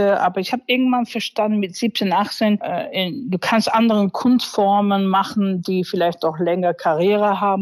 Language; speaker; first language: German; non-native, fluent; English